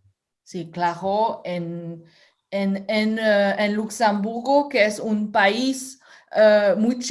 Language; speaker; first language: Spanish; non-native, fluent; French